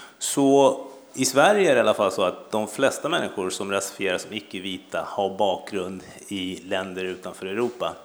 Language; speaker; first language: Swedish; early bilingual, other home language; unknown